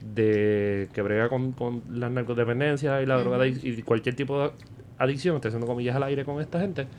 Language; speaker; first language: Spanish; native; Spanish